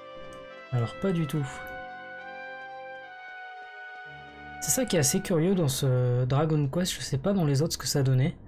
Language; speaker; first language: French; native; French